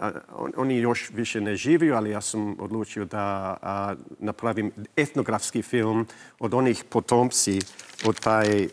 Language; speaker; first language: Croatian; early bilingual, heritage; English